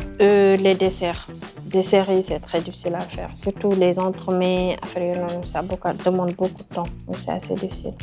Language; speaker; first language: French; non-native, local second language; Wolof